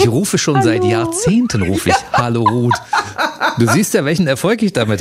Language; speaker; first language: German; native; German